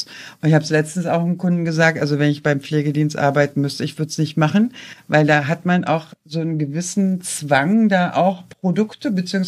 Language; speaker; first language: German; native; German